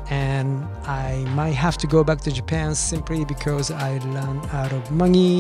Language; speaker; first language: English; early bilingual, other home language; Japanese